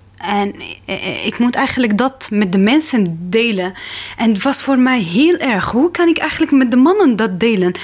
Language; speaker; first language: Dutch; non-native, fluent; Arabic